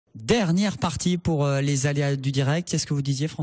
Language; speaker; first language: French; native; French